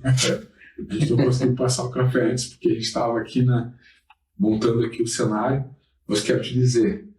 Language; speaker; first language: Portuguese; native; Portuguese